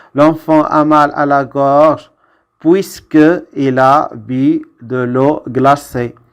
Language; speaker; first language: French; non-native, local second language; Arabic